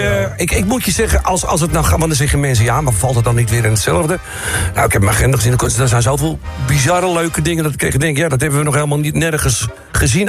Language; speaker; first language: Dutch; native; Dutch